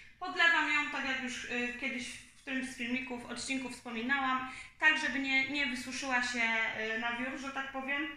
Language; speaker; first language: Polish; native; Polish